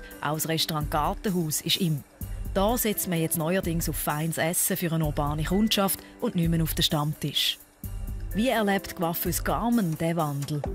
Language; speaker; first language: German; native; German